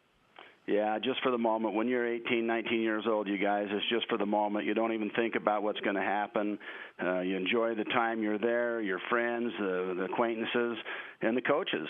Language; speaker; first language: English; native; English